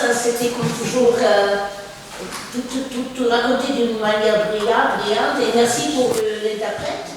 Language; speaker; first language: French; non-native, fluent; Russian